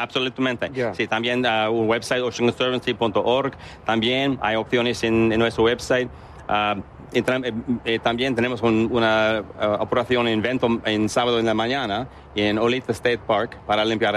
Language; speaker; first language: Spanish; non-native, learner; English